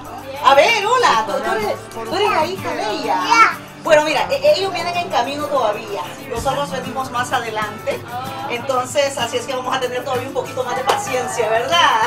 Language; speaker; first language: Spanish; native; Spanish